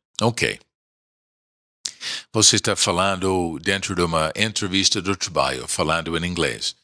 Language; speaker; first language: Portuguese; non-native, fluent; English